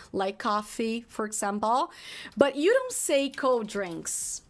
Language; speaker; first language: English; non-native, fluent; Portuguese